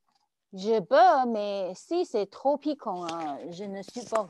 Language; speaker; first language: French; non-native, learner; Chinese